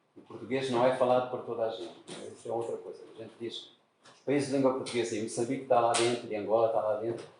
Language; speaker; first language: Portuguese; native; Portuguese